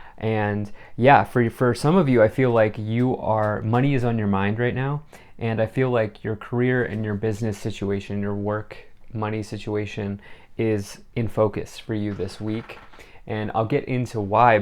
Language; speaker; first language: English; native; English